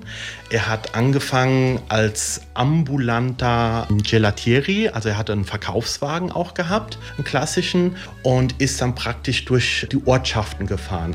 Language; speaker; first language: German; early bilingual, other home language; Italian